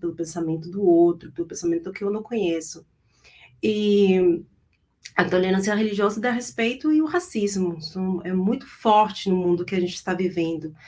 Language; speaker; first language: Portuguese; non-native, fluent; Spanish